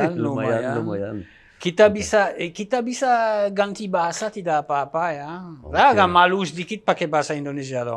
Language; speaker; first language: Indonesian; non-native, learner; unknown